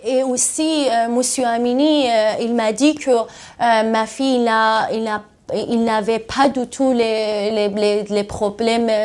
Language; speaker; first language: French; non-native, learner; Persian